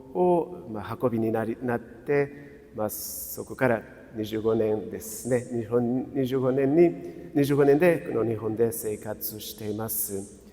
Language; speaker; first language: Japanese; non-native, fluent; Portuguese